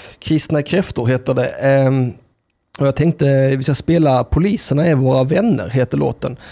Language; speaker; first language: Swedish; native; Swedish